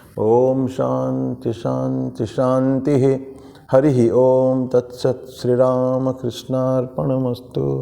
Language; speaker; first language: Hindi; non-native, local second language; Odia